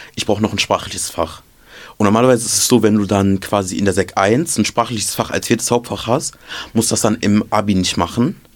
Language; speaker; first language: German; native; German